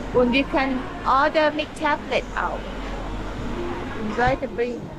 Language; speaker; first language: German; non-native, learner; Thai